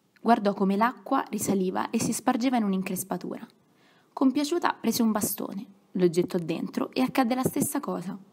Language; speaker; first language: Italian; native; Italian